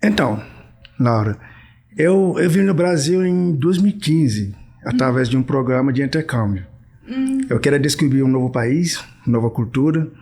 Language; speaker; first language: Portuguese; non-native, fluent; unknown